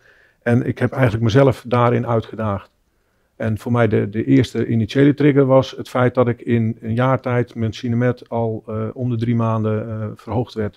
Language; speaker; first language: Dutch; native; Dutch